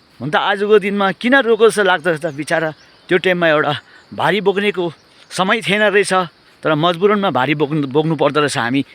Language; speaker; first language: Nepali; non-native, local second language; Eastern Tamang